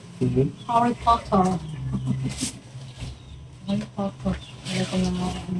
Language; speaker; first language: Filipino; non-native, local second language; Cebuano